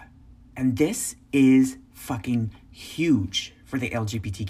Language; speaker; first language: English; native; English